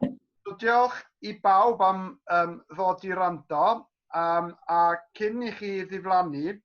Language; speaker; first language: Welsh; native; Welsh